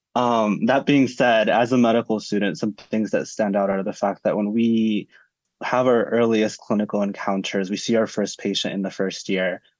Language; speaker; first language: English; early bilingual, other home language; Spanish